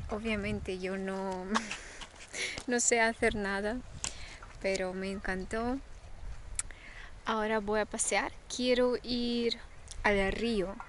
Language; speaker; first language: Spanish; non-native, fluent; Russian